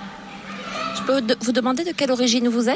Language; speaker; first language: French; native; French